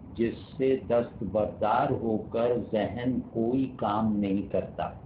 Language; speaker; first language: Urdu; native; Urdu